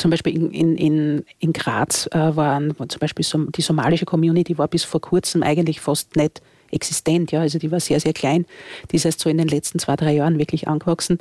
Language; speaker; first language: German; native; German